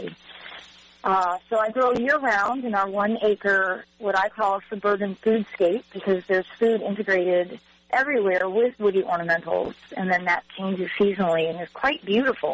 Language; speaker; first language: English; native; English